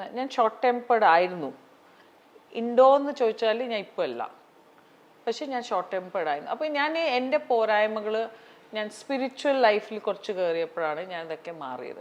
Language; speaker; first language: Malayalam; early bilingual, heritage; Malayalam